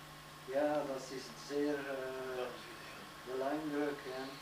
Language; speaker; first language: Dutch; non-native, learner; French